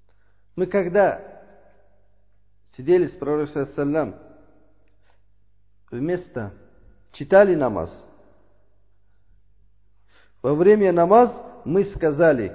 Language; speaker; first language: Russian; non-native, learner; Uzbek